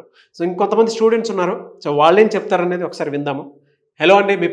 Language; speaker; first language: Telugu; native; Telugu